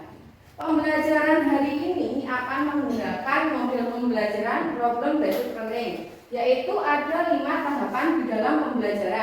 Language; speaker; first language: Malay; native; Malay